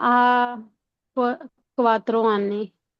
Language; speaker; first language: Italian; non-native, learner; Urdu